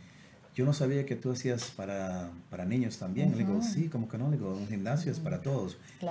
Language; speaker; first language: Spanish; native; Spanish